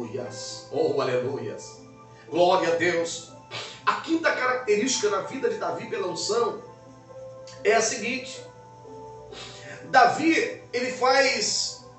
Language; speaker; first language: Portuguese; native; Portuguese